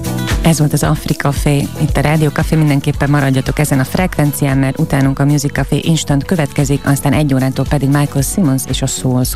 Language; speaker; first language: Hungarian; native; Hungarian